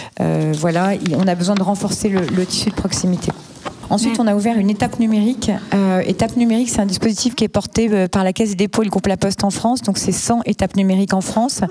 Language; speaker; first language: French; native; French